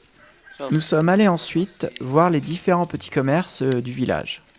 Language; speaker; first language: French; native; French